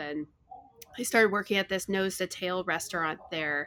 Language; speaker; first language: English; native; English